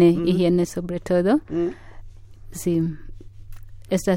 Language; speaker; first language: Spanish; non-native, fluent; Ganda